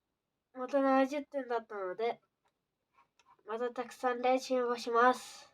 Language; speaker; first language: Japanese; native; Japanese